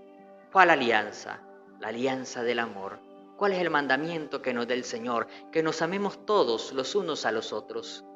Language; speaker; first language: Spanish; native; Spanish